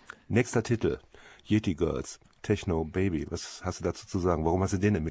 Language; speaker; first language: German; native; German